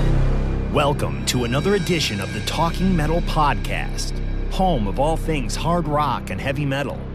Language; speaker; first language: English; native; English